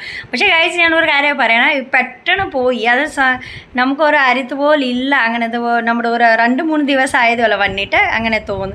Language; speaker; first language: Malayalam; non-native, learner; Hindi